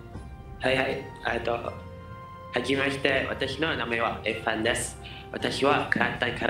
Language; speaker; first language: Japanese; non-native, learner; Malay